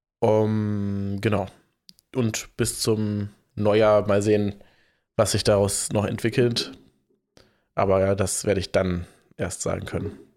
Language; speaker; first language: German; native; German